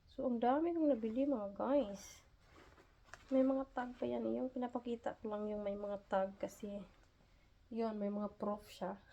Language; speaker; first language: Filipino; non-native, local second language; Cebuano